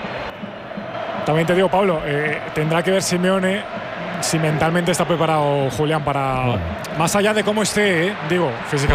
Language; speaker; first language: Spanish; native; Spanish